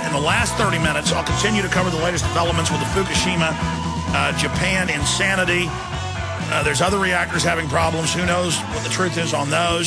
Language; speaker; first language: English; native; English